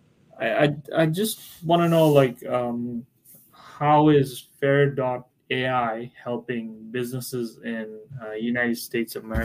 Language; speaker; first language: English; non-native, local second language; Bangla